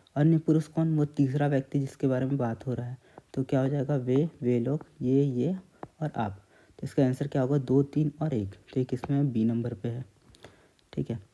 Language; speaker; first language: Hindi; native; Hindi